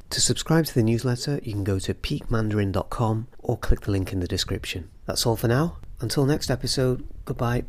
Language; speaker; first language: English; native; English